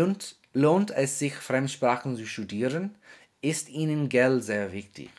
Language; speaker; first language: German; non-native, fluent; English